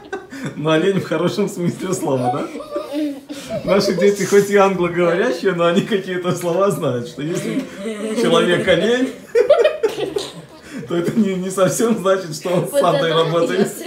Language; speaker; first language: Russian; native; Russian